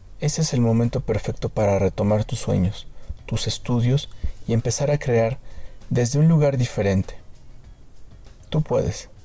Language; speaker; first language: Spanish; native; Spanish